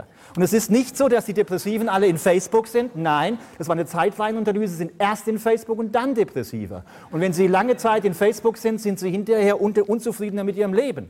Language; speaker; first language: German; native; German